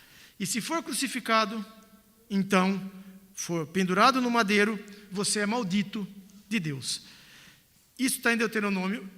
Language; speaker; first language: Portuguese; native; Portuguese